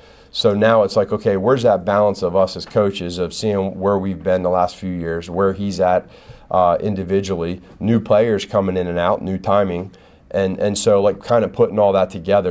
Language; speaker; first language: English; native; English